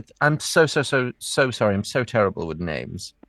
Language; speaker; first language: English; native; English